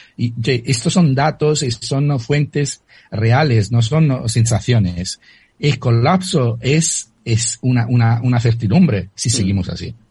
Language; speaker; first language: Spanish; non-native, fluent; Italian